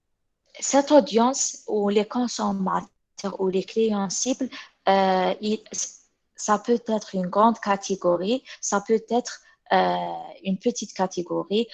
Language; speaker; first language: French; non-native, local second language; Arabic